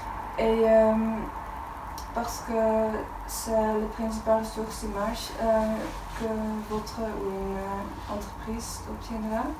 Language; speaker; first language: French; non-native, learner; Dutch